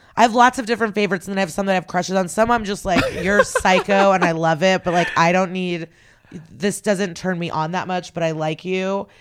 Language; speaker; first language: English; early bilingual, other home language; Russian